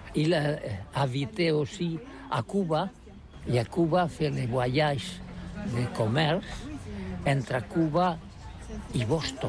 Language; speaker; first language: French; non-native, learner; Catalan